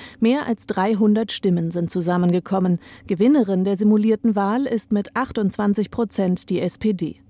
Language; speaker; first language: German; native; German